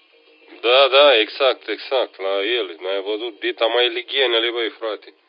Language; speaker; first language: Romanian; native; Romanian